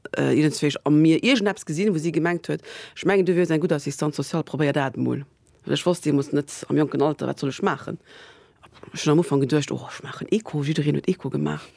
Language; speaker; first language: Luxembourgish; early bilingual, other home language; Spanish